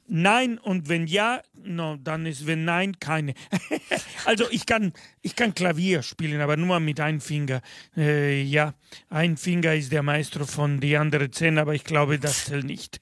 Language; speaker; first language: German; non-native, fluent; Spanish